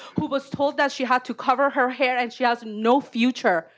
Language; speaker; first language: English; non-native, fluent; Persian